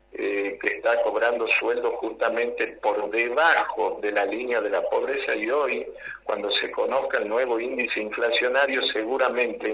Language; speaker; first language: Spanish; native; Spanish